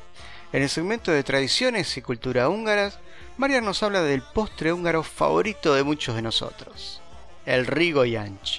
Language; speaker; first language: Spanish; native; Spanish